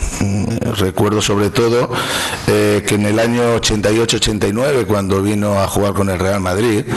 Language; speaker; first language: Spanish; native; Spanish